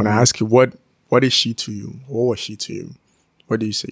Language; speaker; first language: English; non-native, local second language; Akan